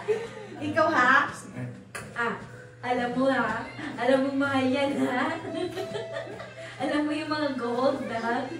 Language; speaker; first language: Filipino; native; Filipino